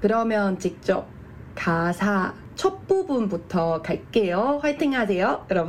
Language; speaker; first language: Korean; non-native, fluent; Chinese